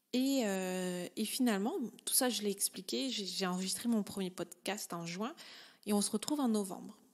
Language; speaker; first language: French; native; French